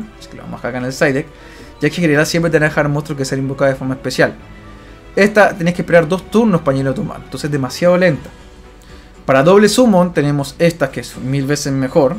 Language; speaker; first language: Spanish; native; Spanish